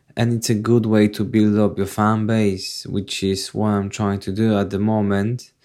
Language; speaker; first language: English; non-native, fluent; Polish